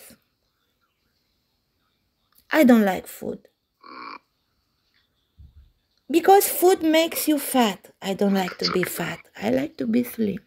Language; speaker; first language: English; non-native, learner; Romanian